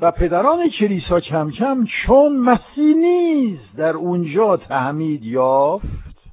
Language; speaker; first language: Persian; non-native, fluent; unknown